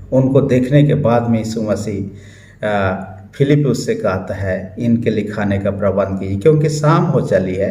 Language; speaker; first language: Hindi; non-native, local second language; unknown